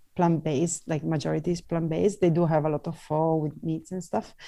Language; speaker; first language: English; non-native, fluent; Italian